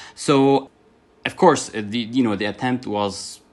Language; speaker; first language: English; non-native, fluent; Arabic